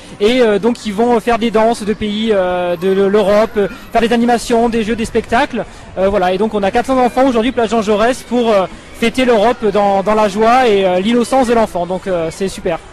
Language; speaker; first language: French; native; French